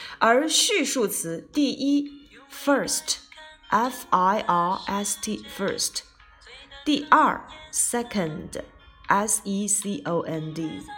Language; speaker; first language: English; non-native, fluent; Chinese